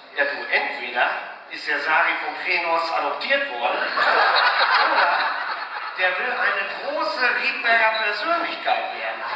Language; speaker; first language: German; native; German